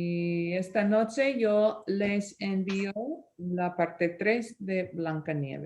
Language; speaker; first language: Spanish; non-native, fluent; English